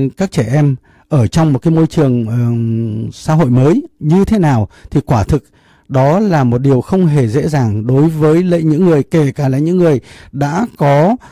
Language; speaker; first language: Vietnamese; native; Vietnamese